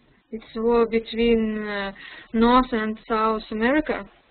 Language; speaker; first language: English; non-native, learner; Russian